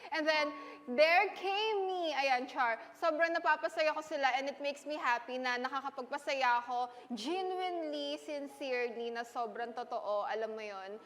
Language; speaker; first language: Filipino; native; Filipino